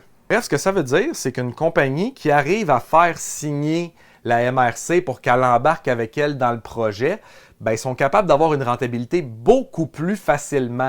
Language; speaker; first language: French; native; French